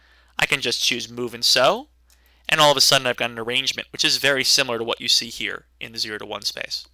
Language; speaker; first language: English; native; English